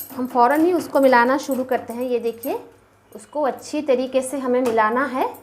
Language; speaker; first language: Hindi; non-native, local second language; Bangla